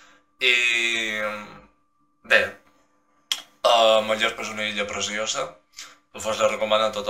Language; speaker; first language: Catalan; non-native, local second language; Spanish